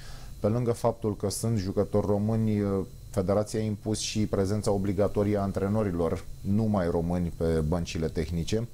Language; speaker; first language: Romanian; native; Romanian